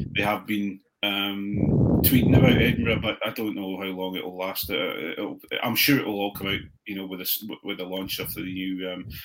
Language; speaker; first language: English; native; English